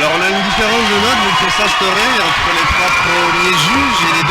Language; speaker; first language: French; native; French